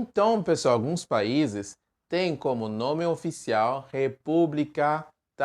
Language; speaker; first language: Portuguese; non-native, fluent; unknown